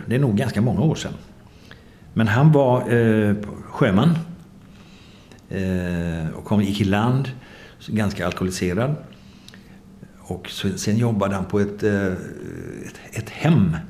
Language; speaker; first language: Swedish; native; Swedish